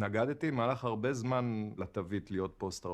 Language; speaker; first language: Hebrew; native; Hebrew